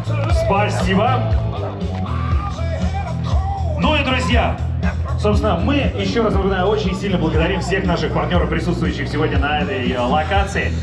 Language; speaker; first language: Russian; native; Russian